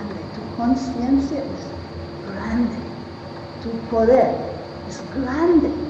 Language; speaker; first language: Spanish; non-native, learner; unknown